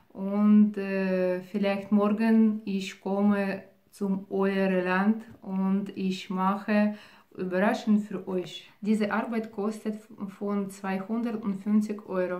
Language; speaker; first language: German; non-native, learner; Russian